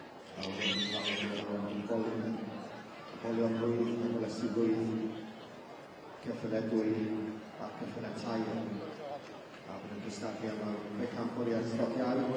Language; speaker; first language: Welsh; native; Welsh